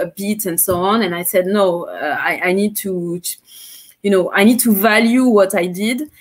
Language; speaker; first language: English; non-native, fluent; French